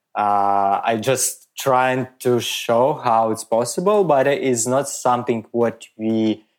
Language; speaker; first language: English; non-native, learner; Russian